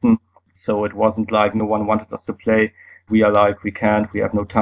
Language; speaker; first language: English; non-native, fluent; German